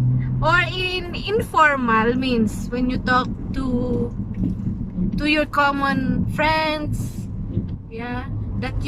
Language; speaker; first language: English; non-native, local second language; Filipino